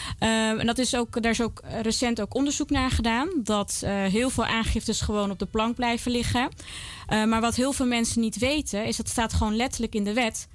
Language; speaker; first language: Dutch; native; Dutch